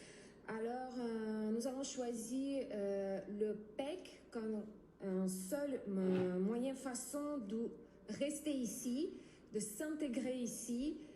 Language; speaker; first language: French; non-native, learner; Ukrainian